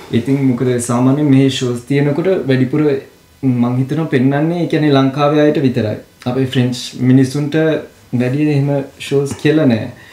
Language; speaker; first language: Sinhala; early bilingual, heritage; Sinhala